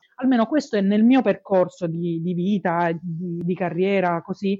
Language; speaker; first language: Italian; native; Italian